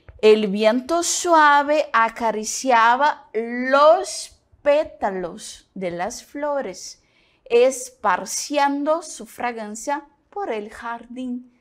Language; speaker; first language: Spanish; non-native, learner; Portuguese